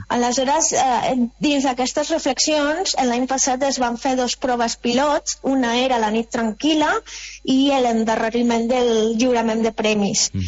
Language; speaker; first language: Catalan; non-native, fluent; Spanish